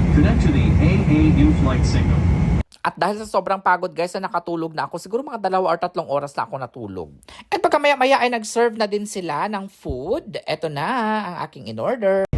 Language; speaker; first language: Filipino; native; Filipino